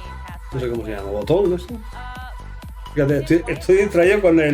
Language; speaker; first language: Spanish; native; Spanish